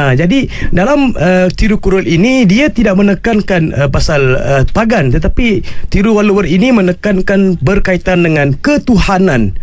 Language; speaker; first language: Malay; non-native, local second language; Tamil